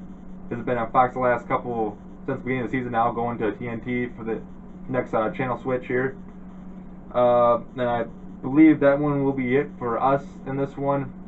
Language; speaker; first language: English; native; English